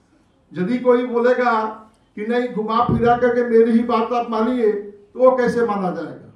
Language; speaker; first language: Hindi; native; Hindi